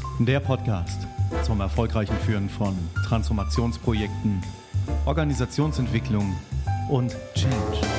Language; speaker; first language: German; native; German